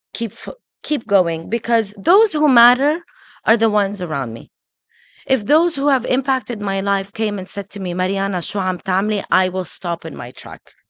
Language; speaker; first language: English; early bilingual, other home language; Arabic